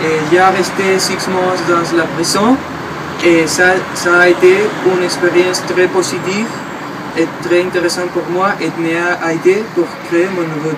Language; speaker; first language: French; non-native, learner; Spanish